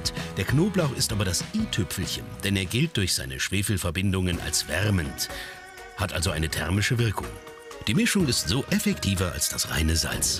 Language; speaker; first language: German; native; German